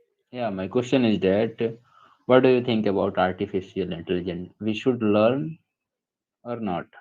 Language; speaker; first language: English; non-native, local second language; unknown